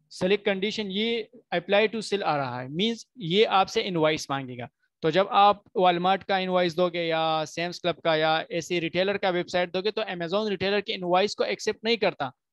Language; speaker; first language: Urdu; non-native, local second language; Punjabi